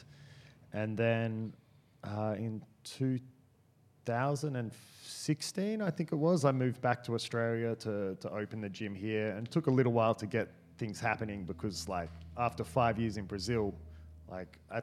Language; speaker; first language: English; native; English